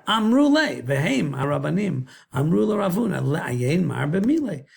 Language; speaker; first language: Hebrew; non-native, fluent; English